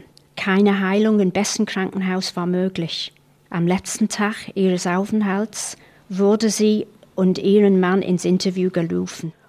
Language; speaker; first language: German; non-native, fluent; English